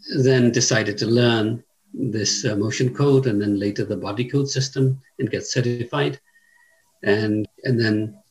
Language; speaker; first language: English; native; English